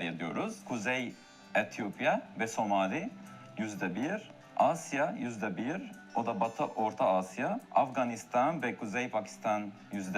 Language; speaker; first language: Turkish; non-native, fluent; Arabic